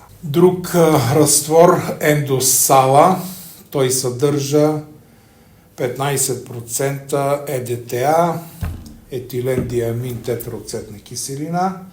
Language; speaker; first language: Bulgarian; native; Bulgarian